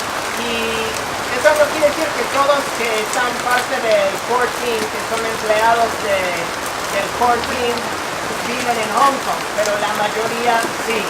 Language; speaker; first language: Spanish; non-native, fluent; English